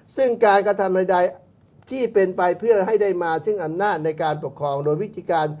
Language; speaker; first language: Thai; native; Thai